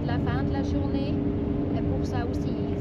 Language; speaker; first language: French; non-native, local second language; German